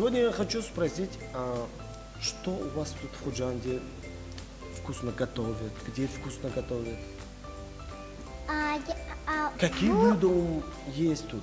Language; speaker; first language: Russian; non-native, fluent; Tajik